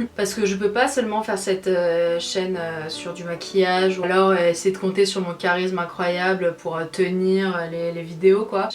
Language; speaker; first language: French; native; French